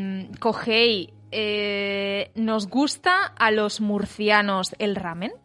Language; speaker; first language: Spanish; native; Spanish